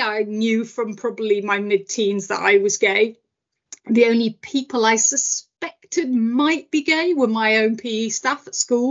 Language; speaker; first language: English; native; English